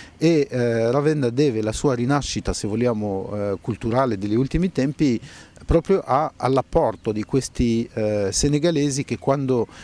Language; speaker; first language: Italian; non-native, fluent; Arabic